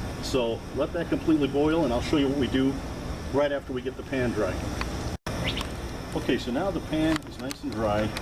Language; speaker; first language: English; native; English